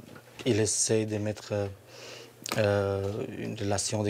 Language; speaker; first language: French; non-native, fluent; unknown